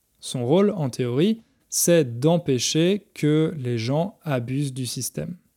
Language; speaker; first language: French; native; French